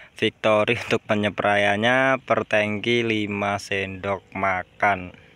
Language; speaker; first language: Indonesian; non-native, local second language; Javanese